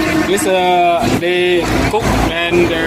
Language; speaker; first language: English; non-native, learner; Khmer